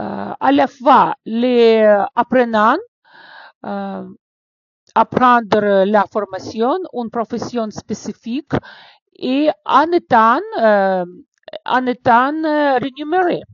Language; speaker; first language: French; non-native, fluent; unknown